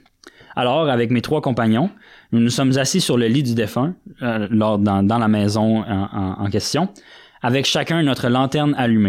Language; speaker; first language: French; native; French